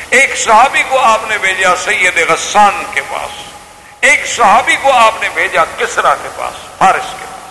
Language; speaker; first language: Urdu; native; Urdu